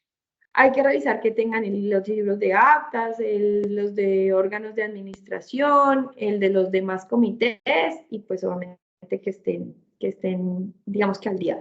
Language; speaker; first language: Spanish; native; Spanish